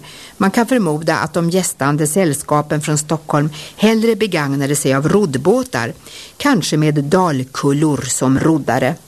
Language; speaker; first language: Swedish; native; Swedish